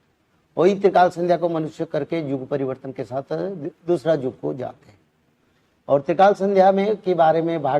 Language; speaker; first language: Hindi; non-native, local second language; Odia